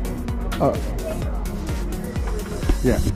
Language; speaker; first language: English; non-native, learner; Japanese